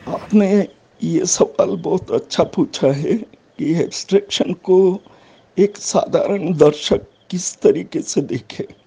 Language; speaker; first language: Hindi; native; Hindi